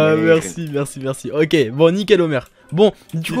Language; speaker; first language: French; native; French